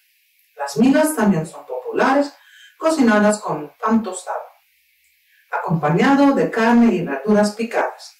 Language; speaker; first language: Spanish; non-native, fluent; Turkish